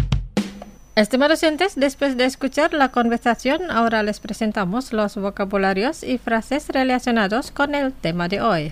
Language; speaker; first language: Spanish; non-native, fluent; Indonesian